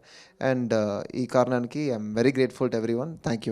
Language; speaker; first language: Telugu; non-native, local second language; Tamil